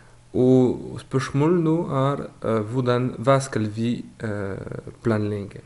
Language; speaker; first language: Norwegian; non-native, fluent; French